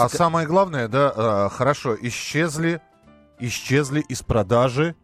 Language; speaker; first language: Russian; native; Russian